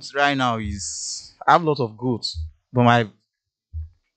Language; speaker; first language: English; non-native, local second language; Yoruba